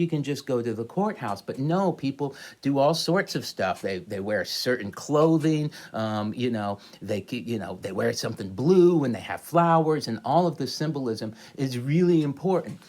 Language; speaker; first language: English; native; English